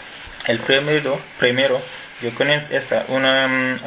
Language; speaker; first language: Spanish; non-native, learner; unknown